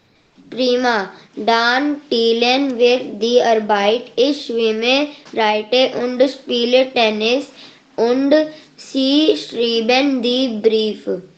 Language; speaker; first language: German; non-native, learner; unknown